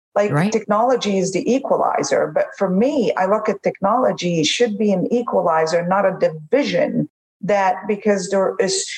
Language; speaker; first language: English; non-native, fluent; Arabic